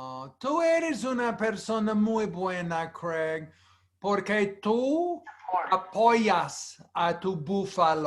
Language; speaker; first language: Spanish; non-native, fluent; English